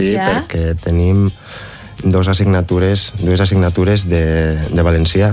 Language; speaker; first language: Catalan; non-native, learner; Spanish